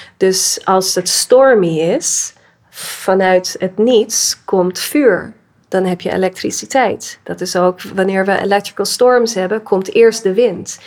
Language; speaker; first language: Dutch; early bilingual, other home language; English